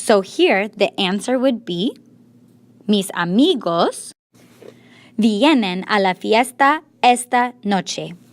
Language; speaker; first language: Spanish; non-native, fluent; English